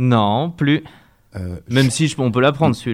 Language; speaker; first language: French; native; French